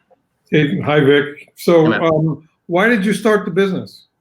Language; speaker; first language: English; native; English